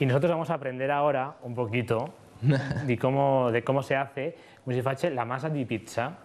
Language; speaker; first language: Italian; non-native, learner; Spanish